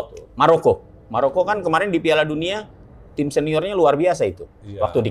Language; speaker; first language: Indonesian; native; Indonesian